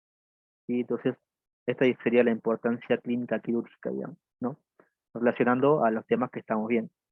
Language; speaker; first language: Spanish; native; Spanish